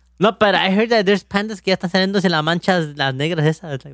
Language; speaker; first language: Spanish; early bilingual, heritage; Spanish